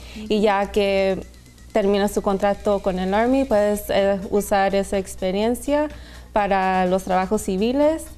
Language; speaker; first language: Spanish; early bilingual, heritage; Spanish